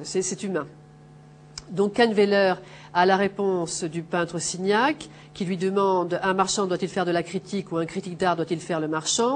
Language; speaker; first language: French; native; French